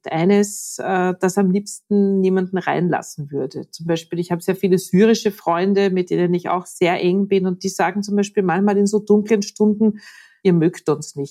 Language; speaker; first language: German; native; German